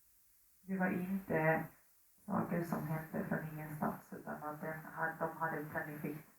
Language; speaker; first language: Swedish; early bilingual, other home language; Spanish